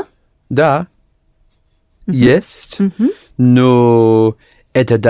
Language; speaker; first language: Russian; non-native, learner; English